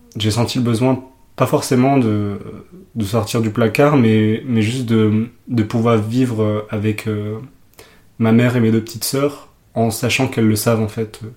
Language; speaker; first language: French; early bilingual, other home language; Urdu